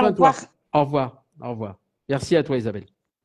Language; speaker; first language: French; native; French